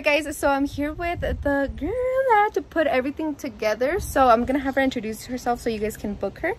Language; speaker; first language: English; early bilingual, other home language; Spanish